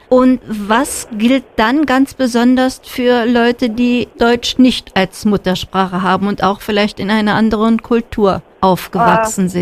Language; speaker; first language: German; native; German